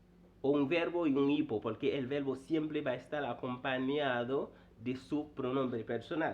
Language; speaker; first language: Spanish; non-native, fluent; Haitian Creole